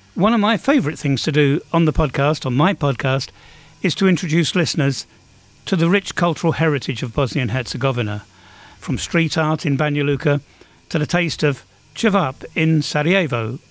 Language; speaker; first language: English; native; English